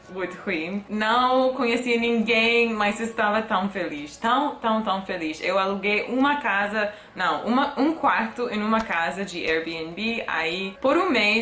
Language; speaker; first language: Portuguese; non-native, fluent; English